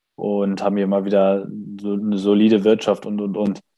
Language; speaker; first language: German; native; German